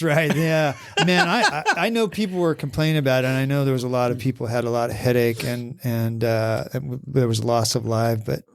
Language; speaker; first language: English; native; English